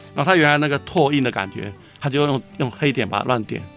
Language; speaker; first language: Chinese; native; Chinese